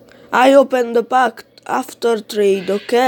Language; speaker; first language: English; non-native, learner; Italian